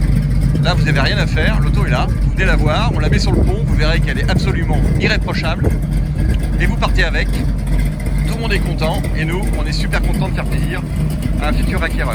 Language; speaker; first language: French; native; French